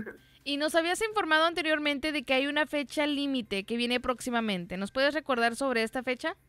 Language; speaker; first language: Spanish; native; Spanish